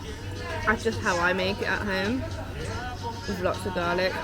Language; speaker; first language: English; native; English